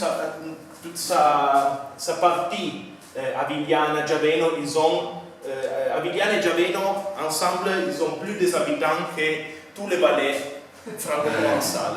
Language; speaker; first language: French; non-native, fluent; Italian